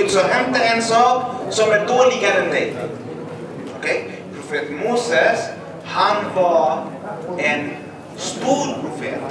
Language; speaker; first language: Swedish; early bilingual, other home language; Arabic